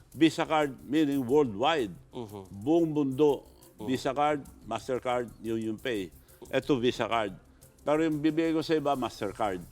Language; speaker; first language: Filipino; non-native, local second language; Iloko